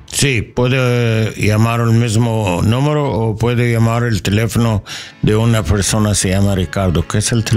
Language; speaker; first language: Spanish; non-native, learner; English